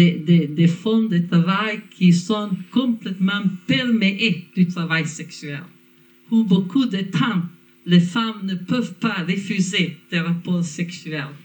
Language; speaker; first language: French; non-native, fluent; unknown